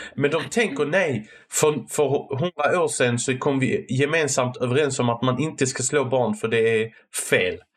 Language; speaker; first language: Swedish; early bilingual, other home language; Arabic